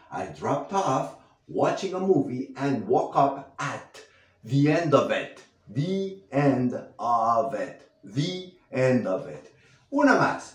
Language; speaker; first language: English; non-native, fluent; Spanish